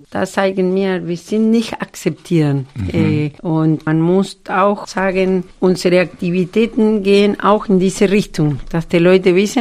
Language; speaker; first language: German; non-native, fluent; Spanish